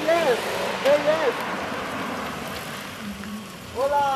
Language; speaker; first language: Spanish; non-native, learner; English